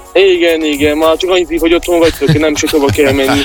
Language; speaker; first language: Hungarian; native; Hungarian